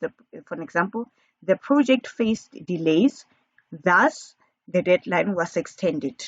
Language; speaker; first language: English; non-native, local second language; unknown